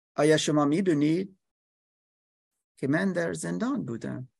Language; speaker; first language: Persian; non-native, learner; English